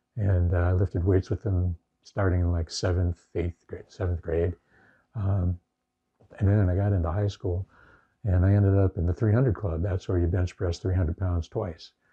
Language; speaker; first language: English; native; English